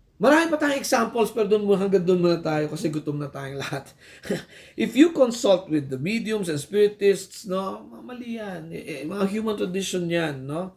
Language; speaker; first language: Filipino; non-native, local second language; Iloko